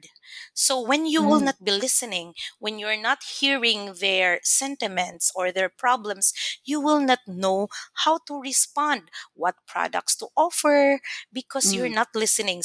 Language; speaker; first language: English; non-native, local second language; Cebuano